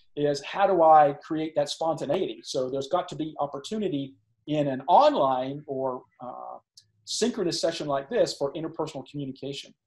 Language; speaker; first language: English; native; English